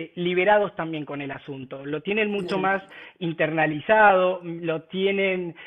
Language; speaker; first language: Spanish; native; Spanish